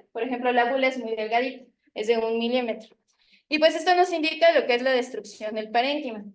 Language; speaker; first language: Spanish; native; Spanish